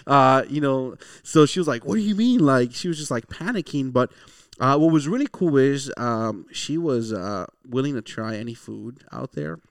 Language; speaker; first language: English; early bilingual, other home language; Spanish